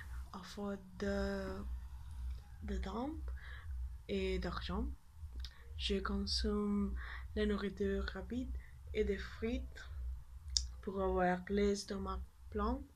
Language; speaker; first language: French; non-native, learner; Spanish